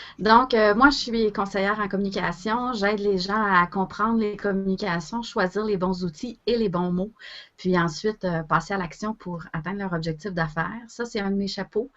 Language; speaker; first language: French; native; French